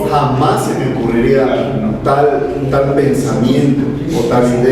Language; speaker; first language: Spanish; native; Spanish